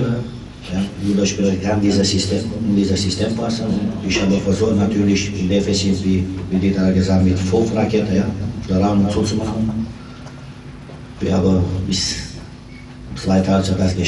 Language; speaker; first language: German; non-native, fluent; Romanian